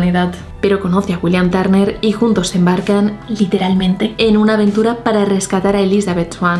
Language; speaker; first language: Spanish; native; Spanish